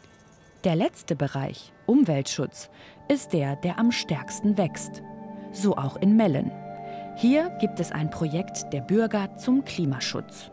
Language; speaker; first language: German; native; German